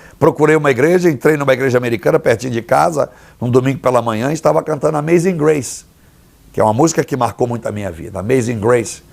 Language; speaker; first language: Portuguese; native; Portuguese